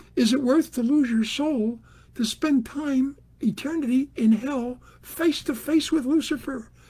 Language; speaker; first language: English; native; English